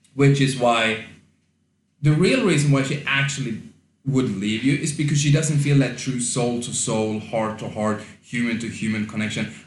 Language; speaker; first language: English; non-native, fluent; Swedish